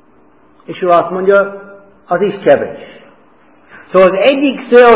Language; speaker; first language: Hungarian; non-native, fluent; English